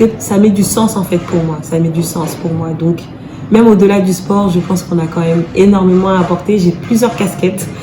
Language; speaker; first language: French; early bilingual, other home language; Wolof